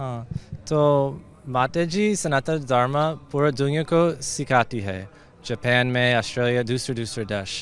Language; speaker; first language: Hindi; non-native, learner; English